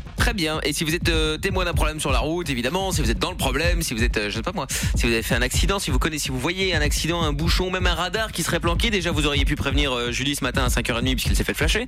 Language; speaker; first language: French; native; French